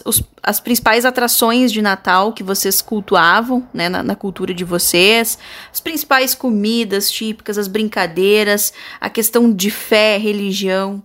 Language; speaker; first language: Portuguese; native; Portuguese